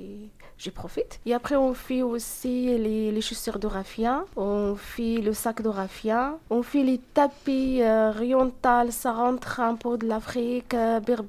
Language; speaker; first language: French; non-native, learner; Arabic